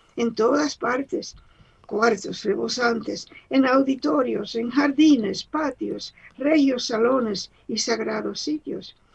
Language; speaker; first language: Spanish; early bilingual, heritage; Spanish